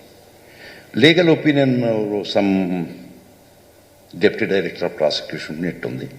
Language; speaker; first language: Telugu; native; Telugu